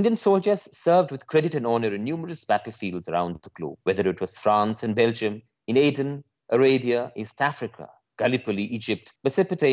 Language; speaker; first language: English; non-native, local second language; Nepali